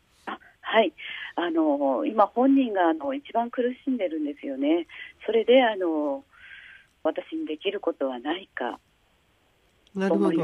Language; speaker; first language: Japanese; native; Japanese